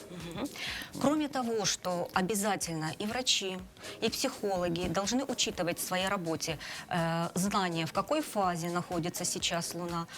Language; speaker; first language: Russian; native; Russian